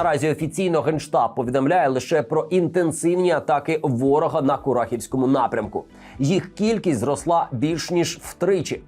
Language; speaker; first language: Ukrainian; native; Ukrainian